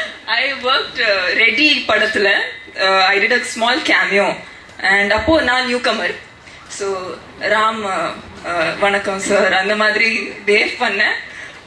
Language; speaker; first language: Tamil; non-native, fluent; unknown